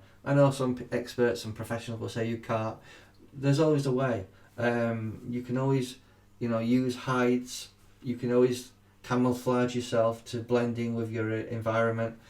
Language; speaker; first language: English; native; English